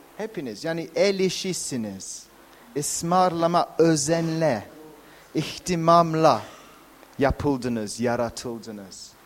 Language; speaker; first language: Turkish; non-native, fluent; English